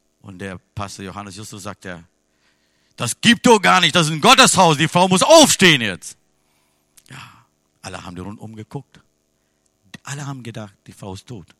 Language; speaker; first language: German; non-native, fluent; Tamil